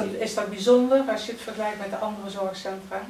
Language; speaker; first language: Dutch; native; Dutch